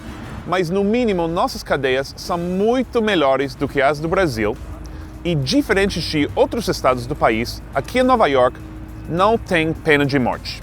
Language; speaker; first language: Portuguese; non-native, fluent; English